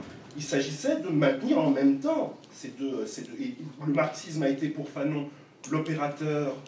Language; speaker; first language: French; native; French